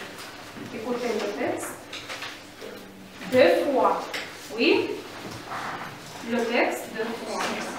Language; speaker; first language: French; non-native, fluent; Russian